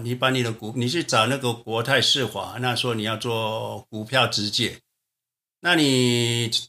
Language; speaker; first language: Chinese; native; Chinese